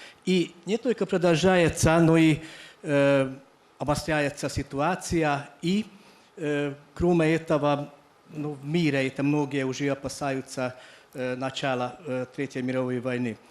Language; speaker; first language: Russian; non-native, fluent; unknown